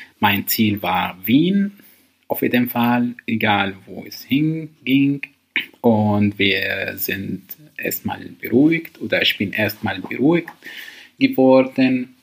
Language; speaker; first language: German; non-native, learner; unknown